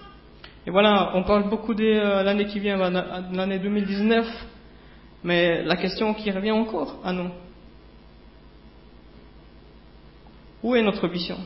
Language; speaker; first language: French; native; French